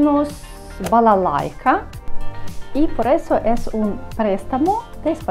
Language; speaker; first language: Spanish; non-native, learner; Russian